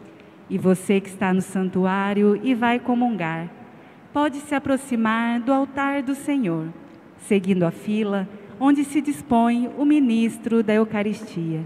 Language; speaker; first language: Portuguese; native; Portuguese